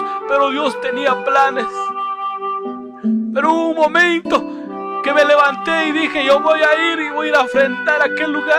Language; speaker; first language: Spanish; native; Spanish